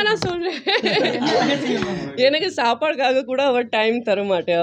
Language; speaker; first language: Tamil; non-native, learner; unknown